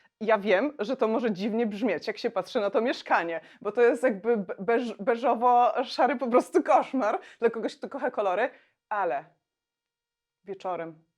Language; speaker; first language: Polish; native; Polish